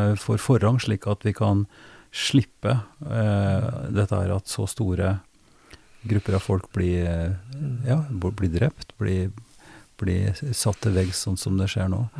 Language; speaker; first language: Norwegian; native; Norwegian